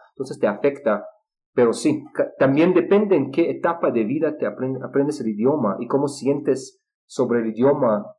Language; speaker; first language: Spanish; non-native, fluent; Russian